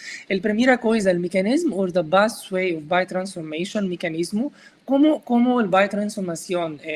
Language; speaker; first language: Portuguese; non-native, learner; Arabic